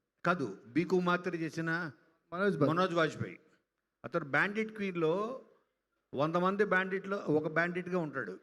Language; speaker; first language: Telugu; native; Telugu